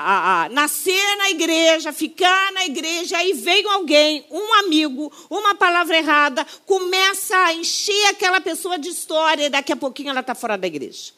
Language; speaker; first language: Portuguese; native; Portuguese